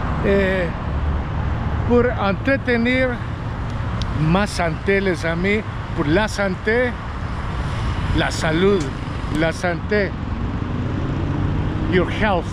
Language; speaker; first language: French; non-native, fluent; Spanish